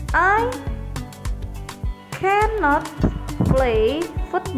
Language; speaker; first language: English; non-native, learner; Indonesian